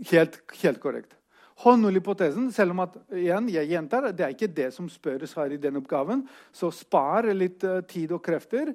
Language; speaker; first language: Norwegian; non-native, fluent; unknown